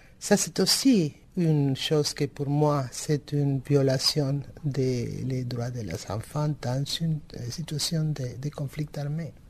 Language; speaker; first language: French; non-native, fluent; Spanish